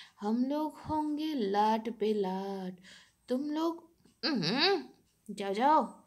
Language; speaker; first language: Hindi; non-native, local second language; Bangla